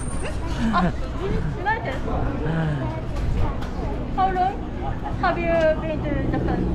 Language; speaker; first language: English; non-native, learner; Japanese